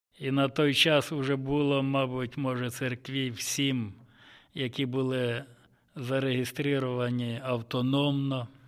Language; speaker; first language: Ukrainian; native; Ukrainian